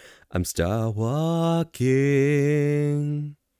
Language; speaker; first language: English; native; English